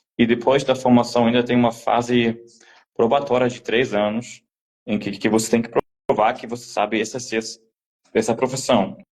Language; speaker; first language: Portuguese; native; Portuguese